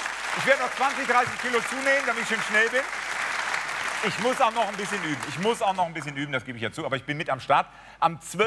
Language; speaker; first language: German; native; German